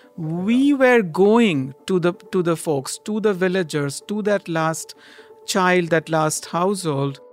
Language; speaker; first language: English; non-native, local second language; Bangla